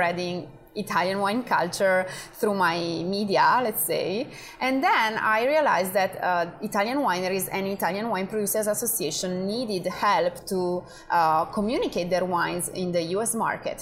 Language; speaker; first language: English; non-native, fluent; Italian